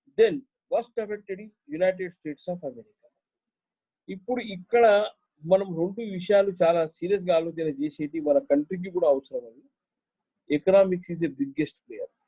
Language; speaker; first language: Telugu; non-native, local second language; Hindi